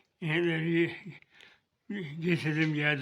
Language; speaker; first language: Turkish; native; Turkish